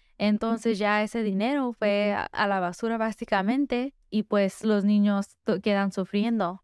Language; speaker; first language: Spanish; early bilingual, heritage; Spanish